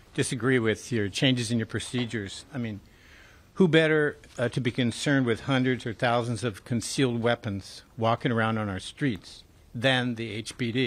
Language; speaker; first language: English; native; English